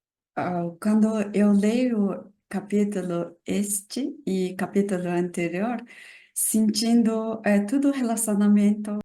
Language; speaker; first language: Portuguese; non-native, learner; Mongolian